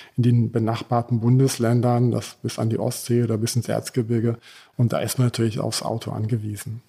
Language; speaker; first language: German; early bilingual, heritage; German